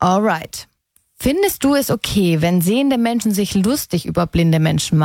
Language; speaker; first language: German; native; German